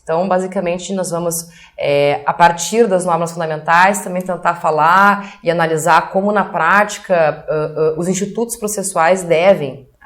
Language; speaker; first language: Portuguese; native; Portuguese